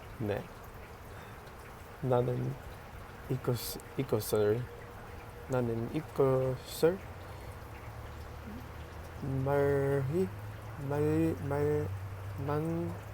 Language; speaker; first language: Korean; non-native, learner; English